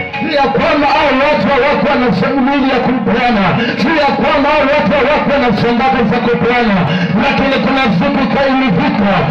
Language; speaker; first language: Swahili; non-native, local second language; Kamba